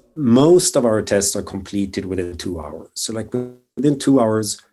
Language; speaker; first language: English; non-native, fluent; Swedish